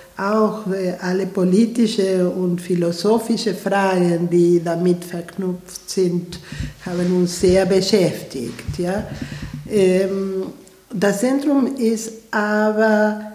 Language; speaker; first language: German; non-native, fluent; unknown